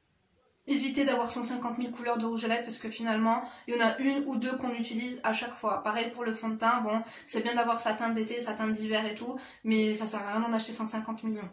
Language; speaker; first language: French; native; French